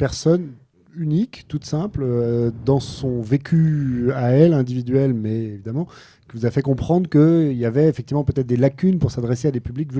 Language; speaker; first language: French; native; French